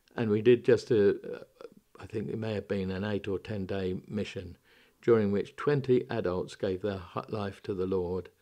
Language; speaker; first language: English; native; English